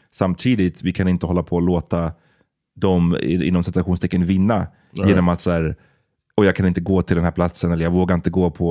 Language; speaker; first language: Swedish; native; Swedish